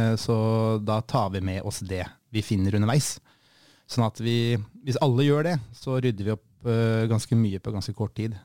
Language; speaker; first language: Norwegian; native; Norwegian